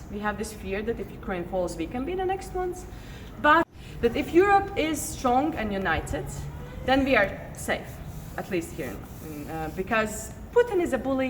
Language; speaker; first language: English; non-native, fluent; Latvian